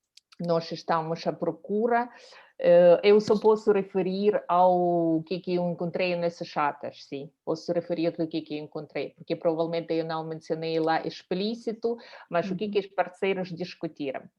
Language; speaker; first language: Portuguese; non-native, fluent; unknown